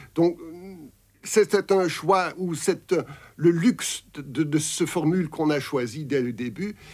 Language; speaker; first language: French; non-native, local second language; Dutch